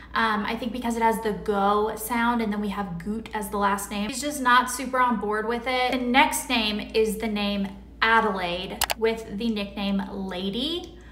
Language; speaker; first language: English; native; English